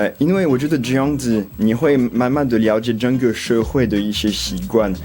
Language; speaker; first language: Chinese; non-native, fluent; French